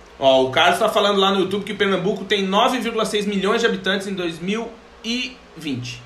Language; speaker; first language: Portuguese; native; Portuguese